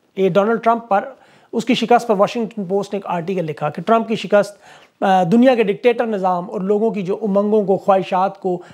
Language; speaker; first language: Urdu; native; Urdu